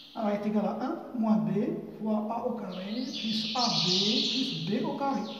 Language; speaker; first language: French; non-native, local second language; Arabic